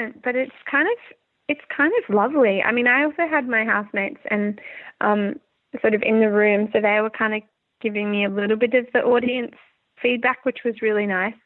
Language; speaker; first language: English; native; English